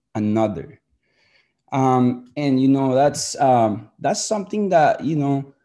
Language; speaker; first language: English; early bilingual, other home language; Spanish